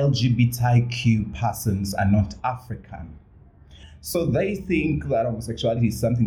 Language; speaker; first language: English; non-native, local second language; Ganda